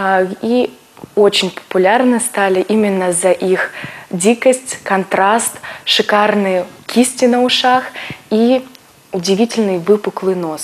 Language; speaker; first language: Russian; native; Russian